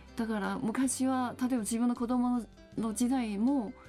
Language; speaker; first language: Japanese; non-native, fluent; Chinese